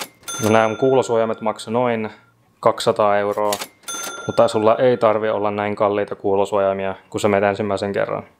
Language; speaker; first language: Finnish; native; Finnish